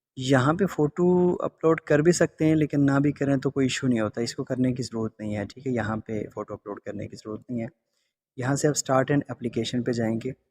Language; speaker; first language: Urdu; non-native, local second language; Pahari-Potwari